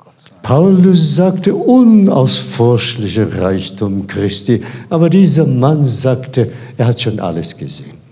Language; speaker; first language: German; non-native, fluent; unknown